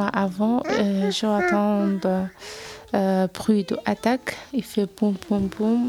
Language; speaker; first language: French; non-native, learner; Arabic